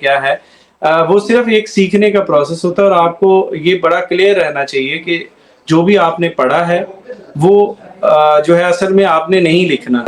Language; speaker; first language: Urdu; non-native, local second language; Punjabi